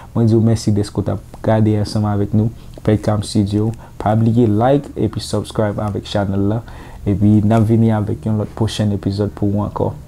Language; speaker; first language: Haitian Creole; early bilingual, heritage; Haitian Creole